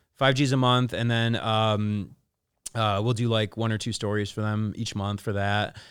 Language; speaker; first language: English; native; English